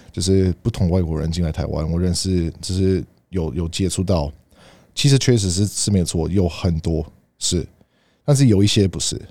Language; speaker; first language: Chinese; early bilingual, heritage; Chinese